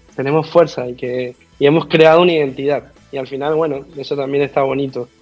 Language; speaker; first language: Spanish; native; Spanish